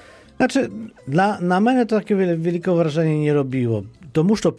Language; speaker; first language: Polish; non-native, fluent; Ukrainian